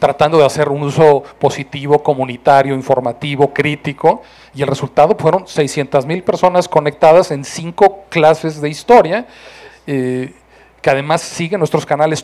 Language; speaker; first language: Spanish; native; Spanish